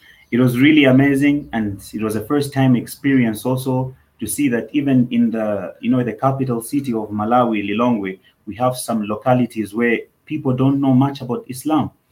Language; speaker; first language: English; non-native, local second language; Nyanja